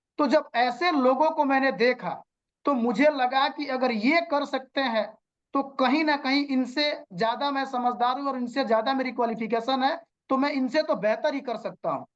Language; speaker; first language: Hindi; non-native, local second language; Bhojpuri